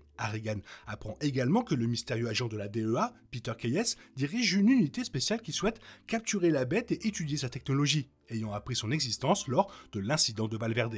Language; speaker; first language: French; native; French